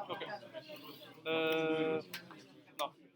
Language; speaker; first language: French; native; French